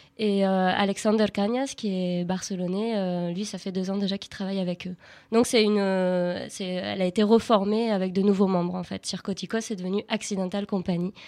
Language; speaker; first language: French; native; French